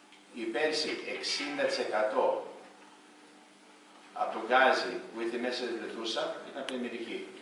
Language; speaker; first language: Greek; early bilingual, heritage; English